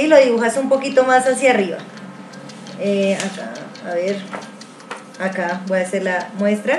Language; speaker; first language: Spanish; native; Spanish